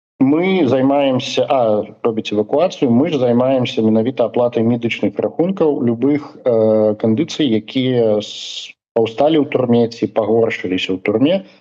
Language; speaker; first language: Belarusian; non-native, local second language; Russian